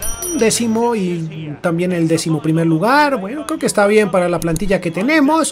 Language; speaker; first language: Spanish; native; Spanish